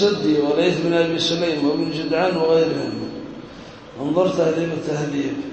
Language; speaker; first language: Arabic; native; Arabic